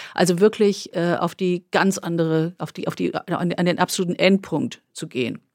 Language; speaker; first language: German; native; German